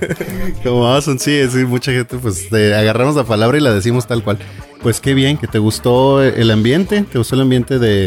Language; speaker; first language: Spanish; native; Spanish